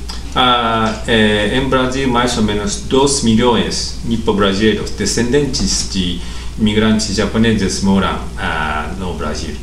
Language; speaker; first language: Portuguese; non-native, learner; Japanese